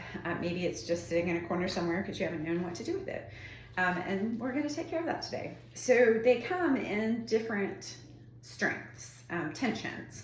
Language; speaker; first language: English; native; English